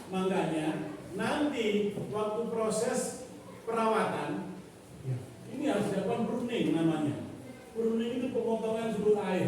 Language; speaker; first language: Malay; non-native, local second language; Javanese